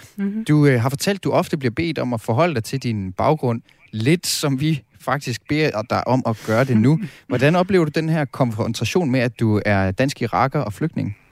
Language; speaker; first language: Danish; native; Danish